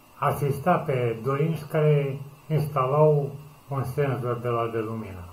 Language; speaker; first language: Romanian; native; Romanian